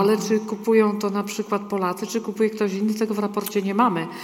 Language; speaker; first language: Polish; native; Polish